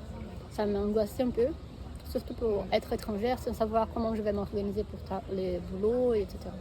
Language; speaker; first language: French; non-native, fluent; Portuguese